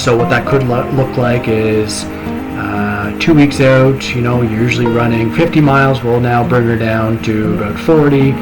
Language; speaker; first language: English; native; English